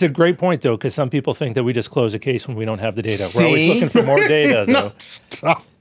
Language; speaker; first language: English; native; English